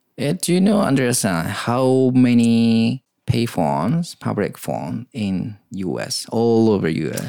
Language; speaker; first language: English; non-native, learner; Japanese